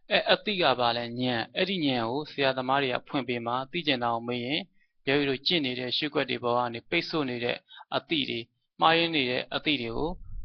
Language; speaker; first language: Burmese; native; Burmese